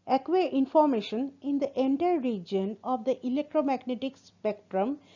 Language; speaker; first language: English; non-native, local second language; Assamese